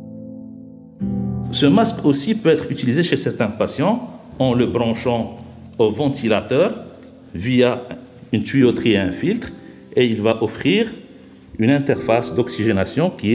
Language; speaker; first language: French; non-native, local second language; Arabic